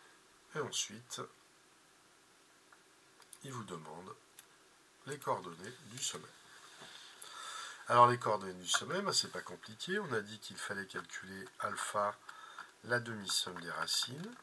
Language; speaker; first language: French; native; French